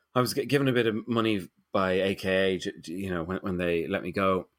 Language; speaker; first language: English; native; English